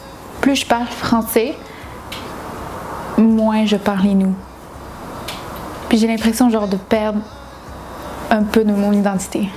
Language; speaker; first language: French; non-native, local second language; Innu-aimun